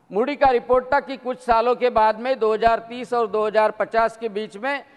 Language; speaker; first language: Hindi; non-native, local second language; Marathi